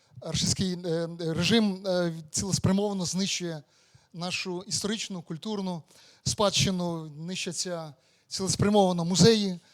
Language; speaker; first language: Ukrainian; native; Ukrainian